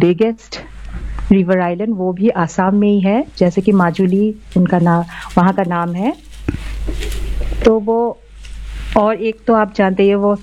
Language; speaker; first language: Hindi; non-native, local second language; Assamese